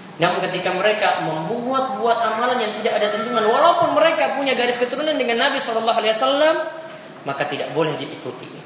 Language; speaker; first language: Indonesian; native; Indonesian